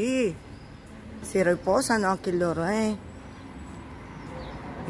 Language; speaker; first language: Italian; non-native, learner; Filipino